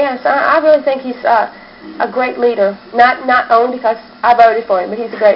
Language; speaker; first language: English; native; English